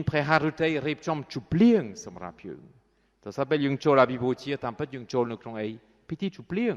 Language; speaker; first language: Khmer; non-native, fluent; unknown